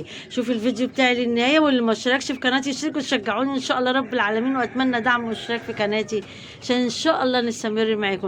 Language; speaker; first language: Arabic; native; Arabic